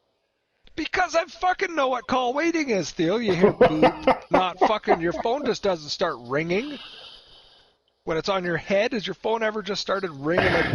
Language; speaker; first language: English; native; English